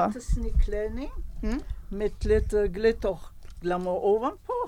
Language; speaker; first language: Swedish; non-native, fluent; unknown